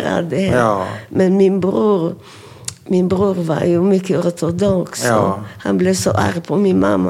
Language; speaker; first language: Swedish; non-native, fluent; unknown